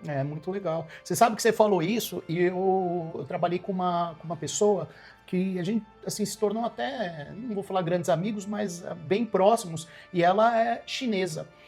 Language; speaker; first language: Portuguese; native; Portuguese